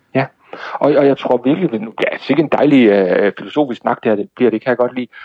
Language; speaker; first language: Danish; native; Danish